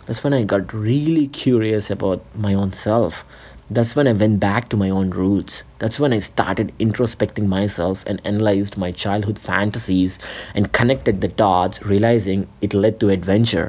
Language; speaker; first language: English; non-native, local second language; Telugu